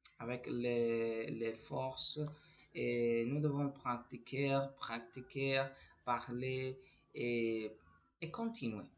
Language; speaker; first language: French; non-native, learner; Spanish